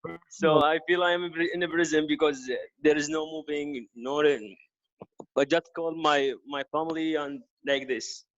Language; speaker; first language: English; non-native, local second language; Arabic